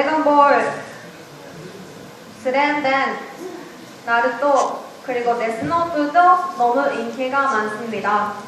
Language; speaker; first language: Korean; non-native, learner; Japanese